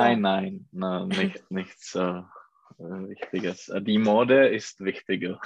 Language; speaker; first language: German; non-native, learner; Czech